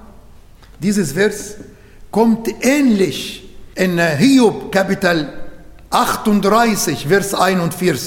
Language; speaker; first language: German; non-native, learner; Arabic